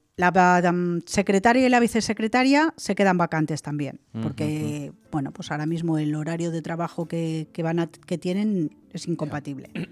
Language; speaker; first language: Spanish; native; Spanish